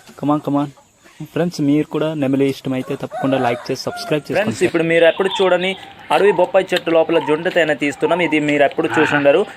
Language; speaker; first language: Telugu; non-native, local second language; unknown